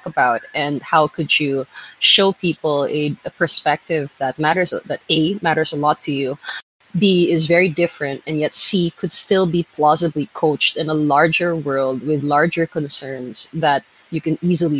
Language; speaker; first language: English; non-native, local second language; Filipino